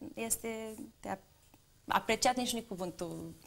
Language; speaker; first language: Romanian; early bilingual, heritage; Romanian